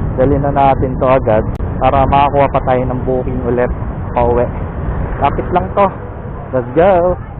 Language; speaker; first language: Filipino; native; Filipino